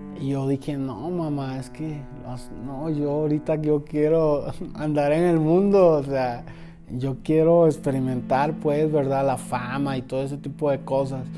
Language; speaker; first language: Spanish; native; Spanish